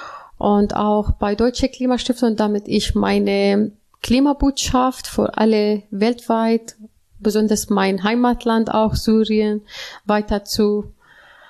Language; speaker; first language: German; non-native, learner; Arabic